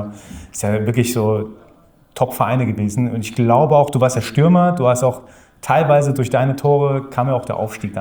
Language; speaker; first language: German; native; German